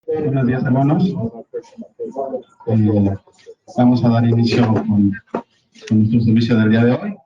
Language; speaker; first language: Spanish; native; Spanish